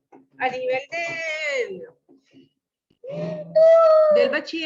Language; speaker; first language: Spanish; native; Spanish